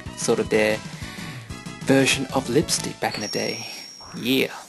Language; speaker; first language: English; native; English